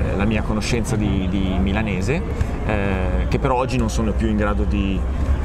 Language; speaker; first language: Italian; native; Italian